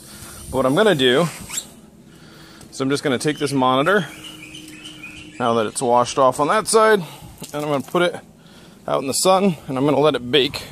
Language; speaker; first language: English; native; English